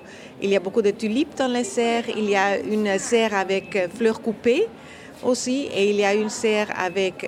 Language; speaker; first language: French; non-native, fluent; Dutch